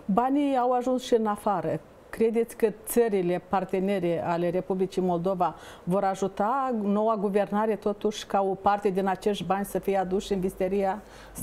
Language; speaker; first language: Romanian; native; Romanian